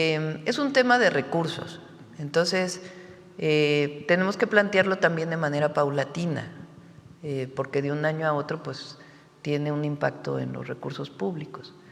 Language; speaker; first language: Spanish; native; Spanish